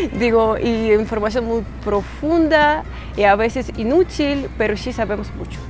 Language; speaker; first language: Spanish; non-native, fluent; Russian